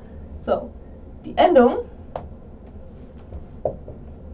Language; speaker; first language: German; non-native, fluent; English